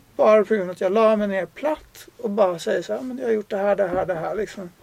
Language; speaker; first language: Swedish; native; Swedish